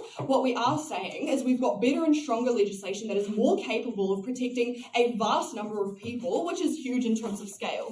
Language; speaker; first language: English; native; English